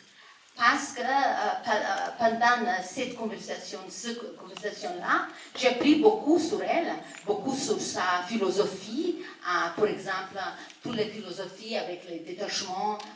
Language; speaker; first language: French; non-native, fluent; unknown